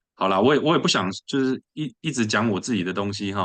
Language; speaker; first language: Chinese; early bilingual, other home language; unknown